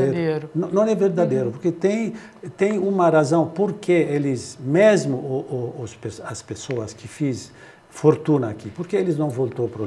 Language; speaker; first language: Portuguese; non-native, fluent; Arabic